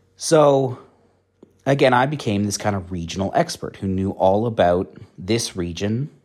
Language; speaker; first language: English; native; English